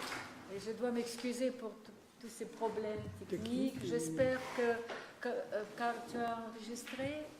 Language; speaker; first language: French; non-native, fluent; Russian